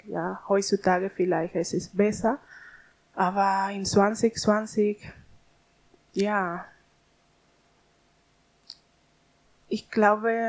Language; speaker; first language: German; non-native, learner; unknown